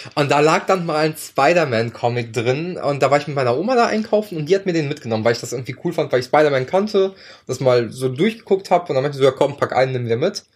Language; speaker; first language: German; early bilingual, other home language; Ukrainian